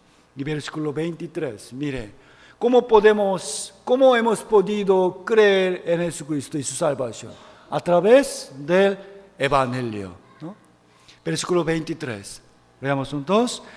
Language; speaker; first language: Spanish; non-native, fluent; Korean